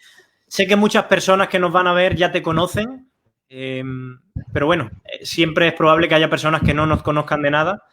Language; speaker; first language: Spanish; native; Spanish